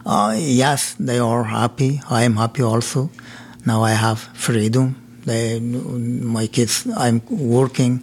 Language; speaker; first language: English; non-native, learner; Persian